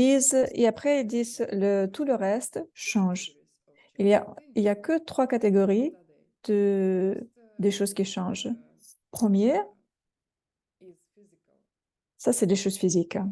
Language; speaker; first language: French; non-native, fluent; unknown